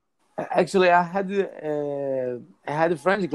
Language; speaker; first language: English; non-native, learner; Arabic